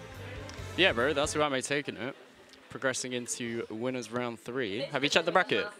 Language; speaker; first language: English; native; English